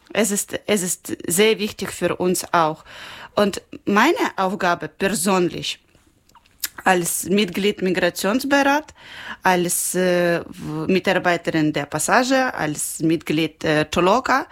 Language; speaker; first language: German; non-native, learner; Ukrainian